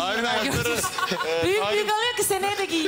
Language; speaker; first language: Turkish; native; Turkish